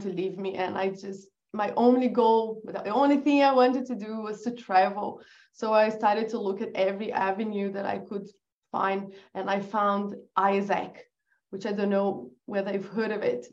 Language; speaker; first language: English; non-native, fluent; Portuguese